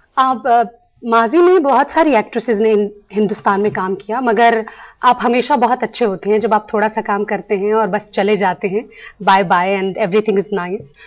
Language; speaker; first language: Urdu; native; Urdu